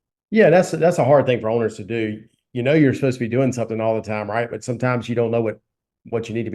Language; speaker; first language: English; native; English